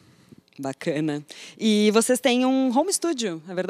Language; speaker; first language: Portuguese; native; Portuguese